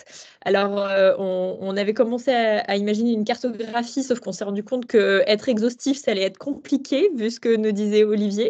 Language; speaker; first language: French; native; French